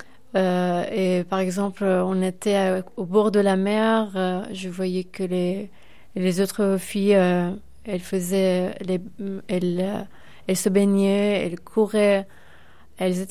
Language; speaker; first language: French; non-native, fluent; Persian